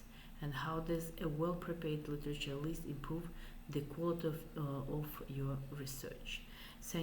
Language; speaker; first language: English; non-native, fluent; Kazakh